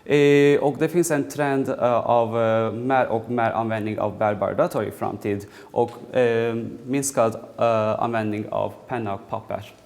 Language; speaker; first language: Swedish; non-native, fluent; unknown